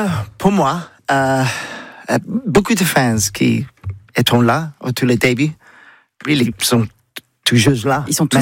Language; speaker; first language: French; non-native, learner; English